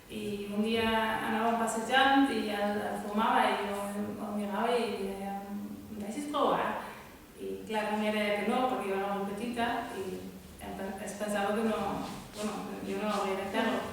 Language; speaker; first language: Catalan; non-native, fluent; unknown